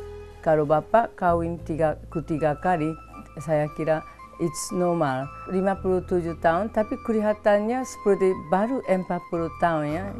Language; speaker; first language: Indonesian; non-native, fluent; Japanese